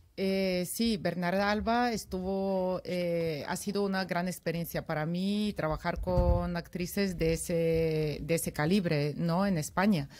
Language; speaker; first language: Spanish; non-native, fluent; Bulgarian